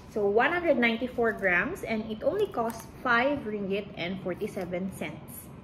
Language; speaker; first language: English; non-native, local second language; Hiligaynon